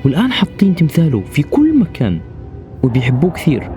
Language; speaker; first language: Arabic; native; Arabic